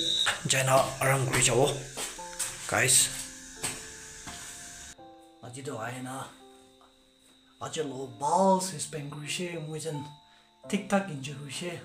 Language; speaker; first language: Hindi; non-native, local second language; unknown